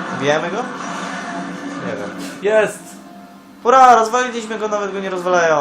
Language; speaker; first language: Polish; native; Polish